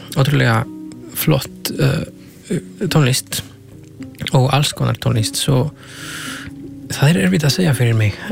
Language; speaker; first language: Icelandic; non-native, fluent; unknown